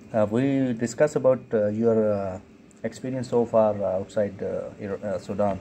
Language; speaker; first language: English; non-native, local second language; Urdu